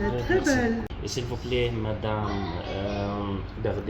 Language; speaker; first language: French; non-native, local second language; Arabic